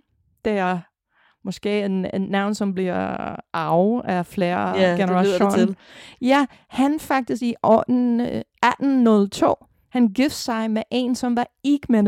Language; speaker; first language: Danish; non-native, fluent; English